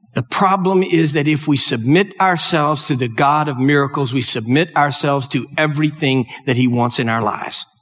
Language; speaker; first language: English; native; English